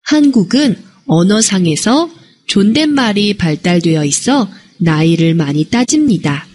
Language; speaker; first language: Korean; non-native, fluent; Chinese